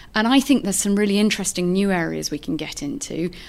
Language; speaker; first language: English; native; English